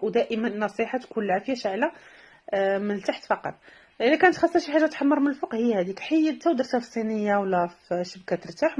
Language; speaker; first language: Arabic; native; Arabic